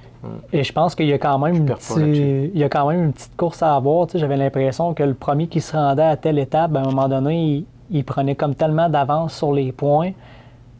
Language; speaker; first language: French; native; French